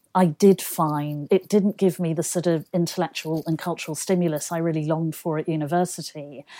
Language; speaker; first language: English; native; English